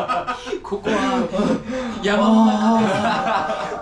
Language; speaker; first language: Japanese; non-native, fluent; Korean